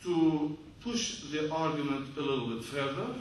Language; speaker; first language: English; non-native, fluent; Arabic